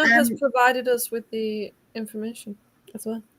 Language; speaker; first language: English; native; English